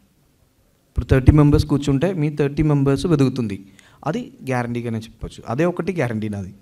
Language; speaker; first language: Telugu; non-native, learner; Malayalam